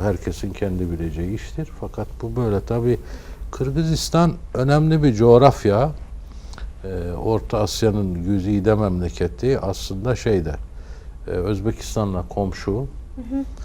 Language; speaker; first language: Turkish; native; Turkish